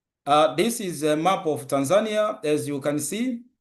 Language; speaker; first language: English; non-native, local second language; Swahili